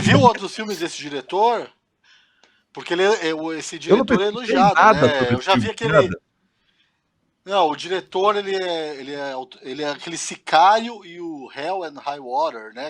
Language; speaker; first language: Portuguese; native; Portuguese